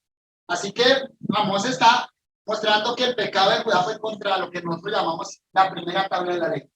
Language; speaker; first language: Spanish; native; Spanish